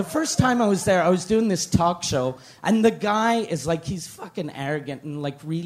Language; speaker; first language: English; native; English